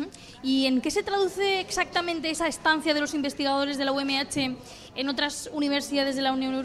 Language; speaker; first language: Spanish; native; Spanish